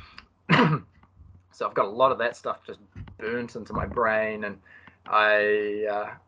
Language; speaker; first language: English; native; English